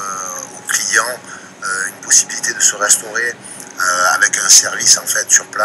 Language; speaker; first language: French; native; French